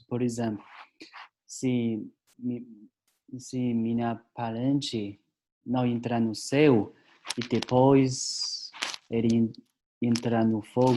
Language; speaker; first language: Portuguese; non-native, learner; Chinese